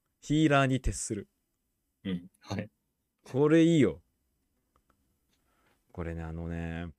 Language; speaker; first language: Japanese; native; Japanese